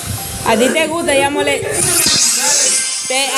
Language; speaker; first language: Spanish; native; Spanish